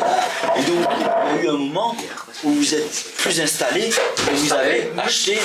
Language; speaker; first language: French; native; French